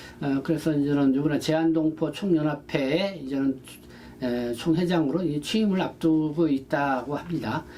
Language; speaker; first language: Korean; native; Korean